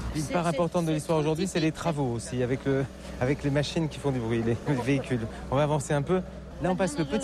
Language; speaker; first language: French; native; French